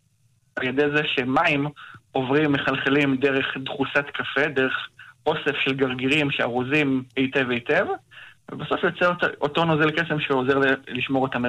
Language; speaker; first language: Hebrew; native; Hebrew